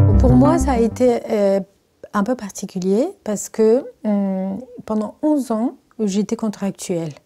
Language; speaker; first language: French; non-native, fluent; Spanish